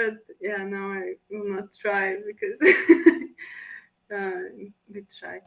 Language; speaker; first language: English; non-native, fluent; Latvian